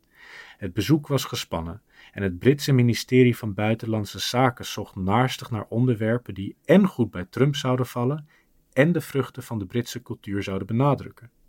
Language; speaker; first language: Dutch; native; Dutch